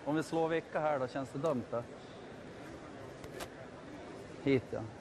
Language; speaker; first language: Swedish; native; Swedish